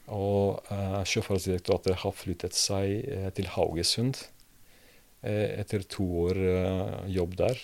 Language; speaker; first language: Norwegian; non-native, fluent; Serbian